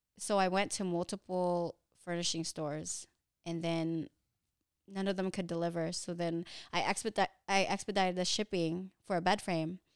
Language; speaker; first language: English; early bilingual, other home language; Filipino